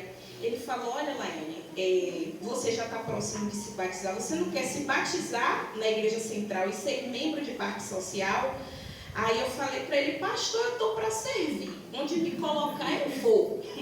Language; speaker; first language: Portuguese; native; Portuguese